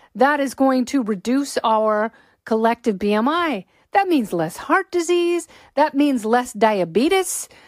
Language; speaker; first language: English; native; English